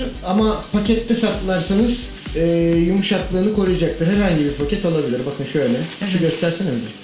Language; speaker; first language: Turkish; native; Turkish